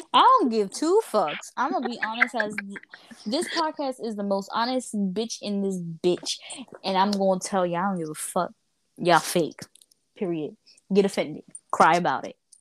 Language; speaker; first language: English; early bilingual, other home language; Spanish